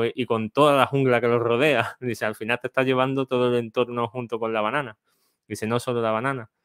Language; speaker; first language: Spanish; native; Spanish